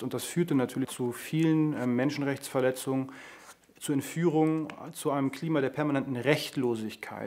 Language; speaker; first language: German; native; German